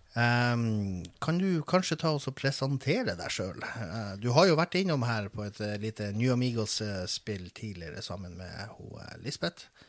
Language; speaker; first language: Norwegian; native; Norwegian